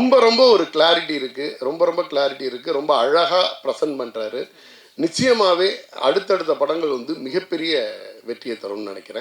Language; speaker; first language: Tamil; native; Tamil